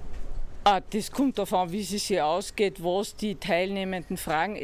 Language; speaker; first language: German; native; German